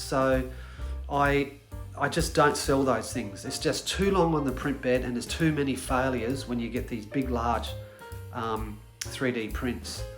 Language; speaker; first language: English; native; English